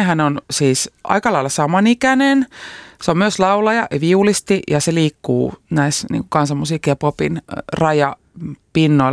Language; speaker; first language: Finnish; native; Finnish